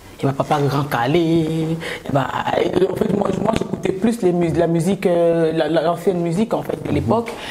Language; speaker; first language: French; non-native, local second language; Lingala